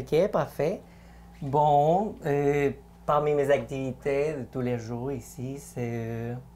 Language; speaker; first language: French; non-native, fluent; Spanish